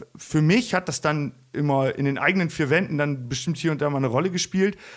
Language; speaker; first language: German; native; German